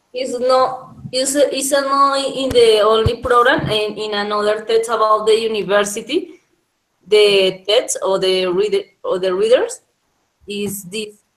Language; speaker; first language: English; non-native, learner; Spanish